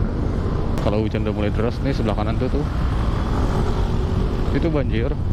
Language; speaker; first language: Indonesian; native; Indonesian